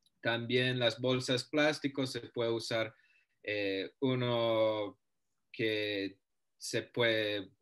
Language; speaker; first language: Spanish; non-native, fluent; English